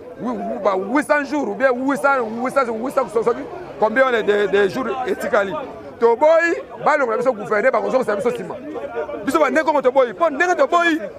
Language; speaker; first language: Lingala; non-native, local second language; Kongo